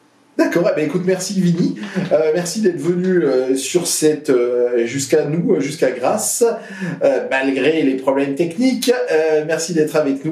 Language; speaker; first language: French; native; French